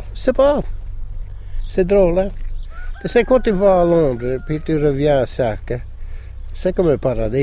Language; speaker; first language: French; non-native, local second language; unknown